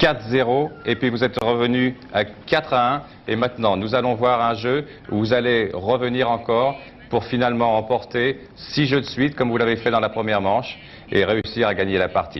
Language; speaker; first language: French; native; French